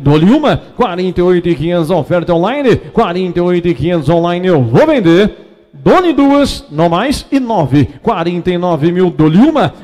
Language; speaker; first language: Portuguese; native; Portuguese